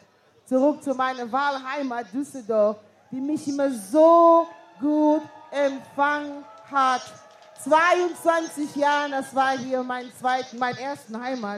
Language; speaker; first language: German; non-native, fluent; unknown